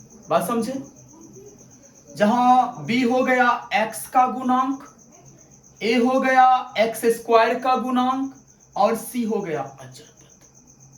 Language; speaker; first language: Hindi; native; Hindi